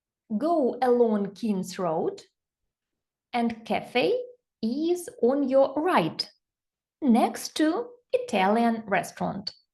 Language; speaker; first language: English; non-native, fluent; Ukrainian